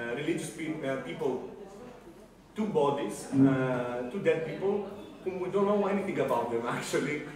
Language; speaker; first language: English; non-native, fluent; Greek